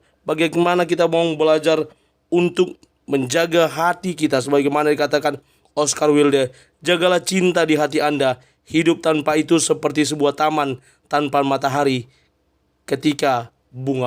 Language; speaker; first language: Indonesian; native; Indonesian